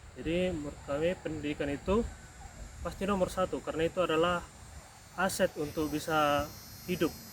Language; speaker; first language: Indonesian; native; Indonesian